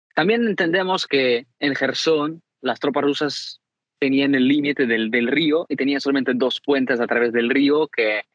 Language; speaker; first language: Spanish; non-native, fluent; Ukrainian